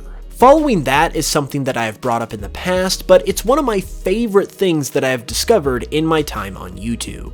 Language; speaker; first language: English; native; English